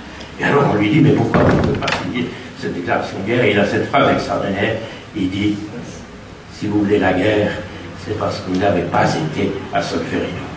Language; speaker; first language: French; native; French